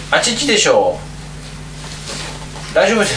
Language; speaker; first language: Japanese; native; Japanese